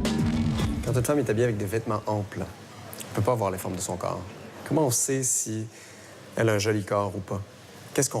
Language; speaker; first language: French; native; French